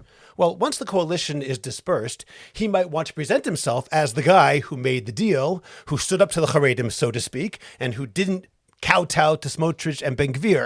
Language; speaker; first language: English; native; English